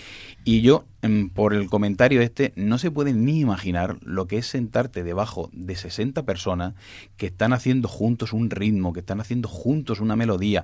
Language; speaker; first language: Spanish; native; Spanish